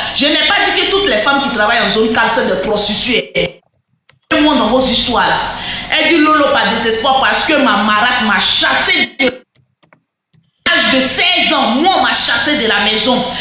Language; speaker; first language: French; non-native, local second language; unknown